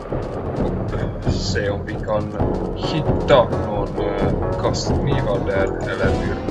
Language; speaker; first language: Swedish; non-native, learner; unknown